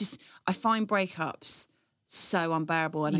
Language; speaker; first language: English; native; English